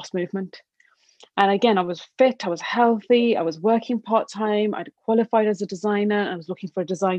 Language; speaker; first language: English; native; English